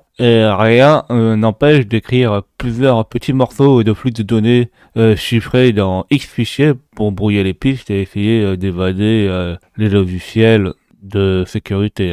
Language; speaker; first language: French; native; French